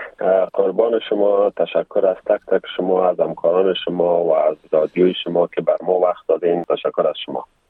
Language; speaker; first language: Persian; native; Persian